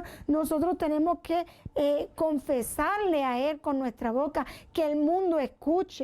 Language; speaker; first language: Spanish; native; Spanish